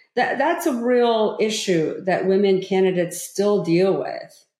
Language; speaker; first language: English; early bilingual, other home language; Korean